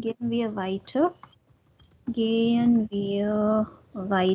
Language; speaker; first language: German; non-native, fluent; Hindi